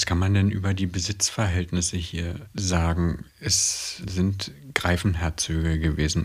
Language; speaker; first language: German; native; German